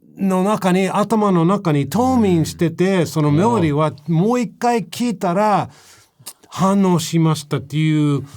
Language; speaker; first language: Japanese; non-native, fluent; English